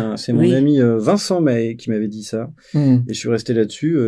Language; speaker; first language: French; native; French